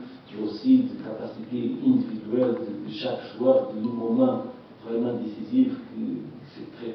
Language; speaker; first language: French; non-native, learner; Portuguese